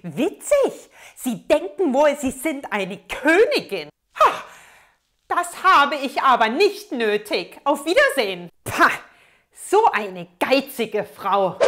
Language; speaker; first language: German; native; German